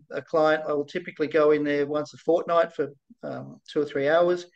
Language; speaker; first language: English; native; English